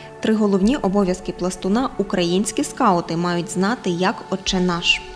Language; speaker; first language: Ukrainian; native; Ukrainian